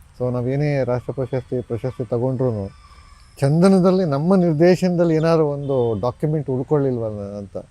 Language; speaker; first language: Kannada; native; Kannada